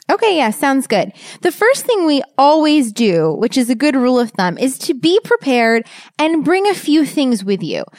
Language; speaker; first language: English; native; English